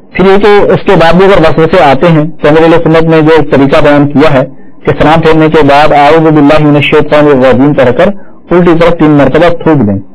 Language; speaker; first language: Urdu; native; Urdu